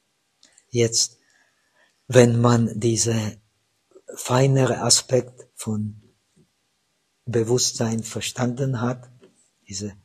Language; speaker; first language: German; non-native, fluent; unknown